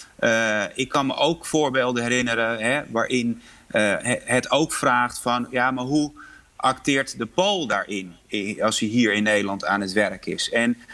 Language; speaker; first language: Dutch; early bilingual, other home language; Polish